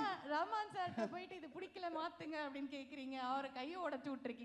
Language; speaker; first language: Tamil; native; Tamil